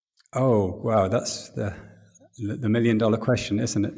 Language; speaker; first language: English; native; English